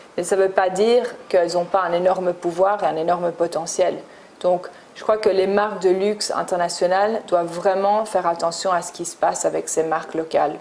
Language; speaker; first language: French; early bilingual, other home language; English